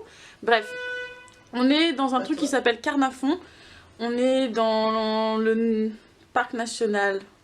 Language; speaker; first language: French; native; French